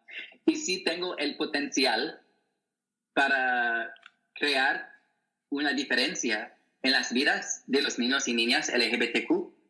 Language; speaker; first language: Spanish; non-native, learner; English